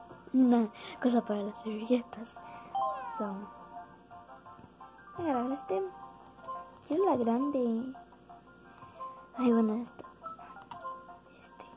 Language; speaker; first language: Spanish; early bilingual, heritage; Spanish